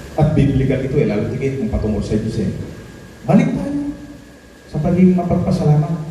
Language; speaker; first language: Filipino; native; Filipino